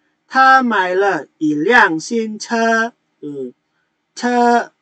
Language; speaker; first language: Chinese; non-native, fluent; Indonesian